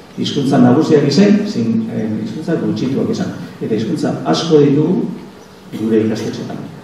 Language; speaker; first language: Basque; native; Basque